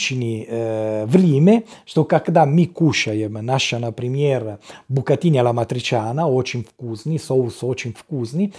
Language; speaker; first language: Russian; non-native, learner; Italian